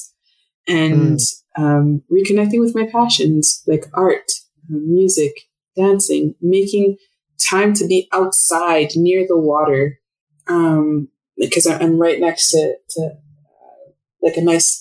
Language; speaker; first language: English; non-native, fluent; French